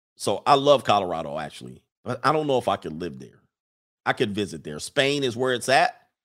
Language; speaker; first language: English; native; English